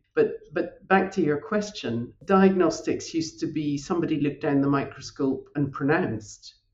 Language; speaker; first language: English; native; English